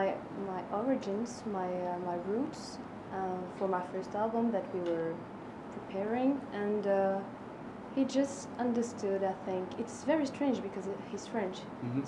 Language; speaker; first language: English; non-native, fluent; French